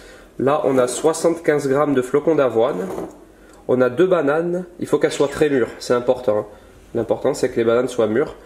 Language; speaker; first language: French; native; French